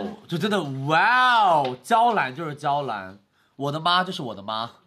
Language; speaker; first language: Chinese; native; Chinese